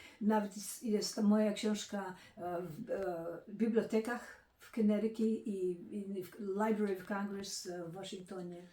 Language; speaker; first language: Polish; early bilingual, heritage; Polish